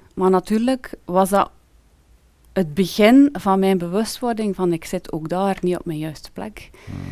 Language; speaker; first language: Dutch; native; Dutch